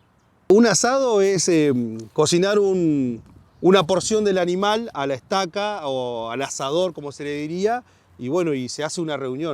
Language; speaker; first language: Spanish; native; Spanish